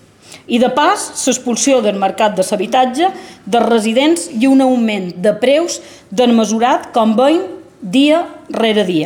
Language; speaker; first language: Catalan; native; Catalan